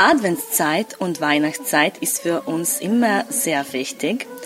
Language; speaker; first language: German; non-native, local second language; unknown